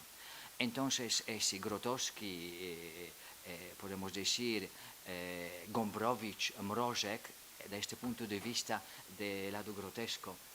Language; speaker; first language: Spanish; non-native, fluent; Polish